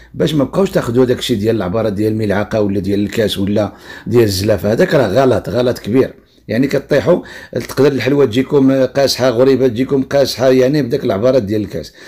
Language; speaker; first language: Arabic; native; Arabic